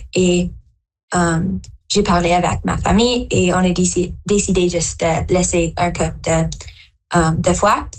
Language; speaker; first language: French; non-native, local second language; English